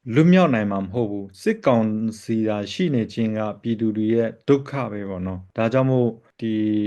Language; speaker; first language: Burmese; non-native, local second language; Kachin